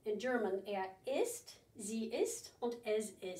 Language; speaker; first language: German; non-native, fluent; English